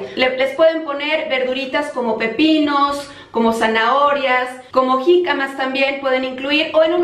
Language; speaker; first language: Spanish; native; Spanish